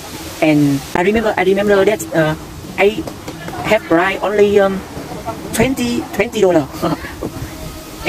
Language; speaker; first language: English; non-native, learner; Vietnamese